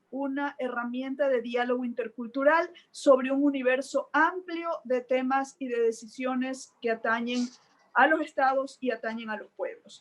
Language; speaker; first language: Spanish; native; Spanish